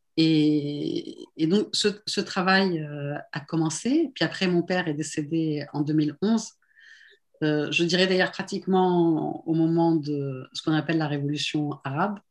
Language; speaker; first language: French; non-native, local second language; Arabic